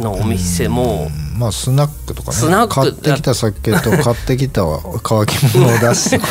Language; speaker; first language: Japanese; native; Japanese